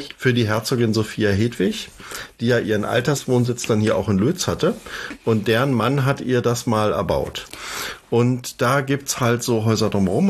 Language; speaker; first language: German; native; German